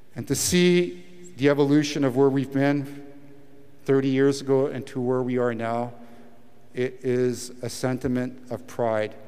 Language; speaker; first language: English; early bilingual, other home language; French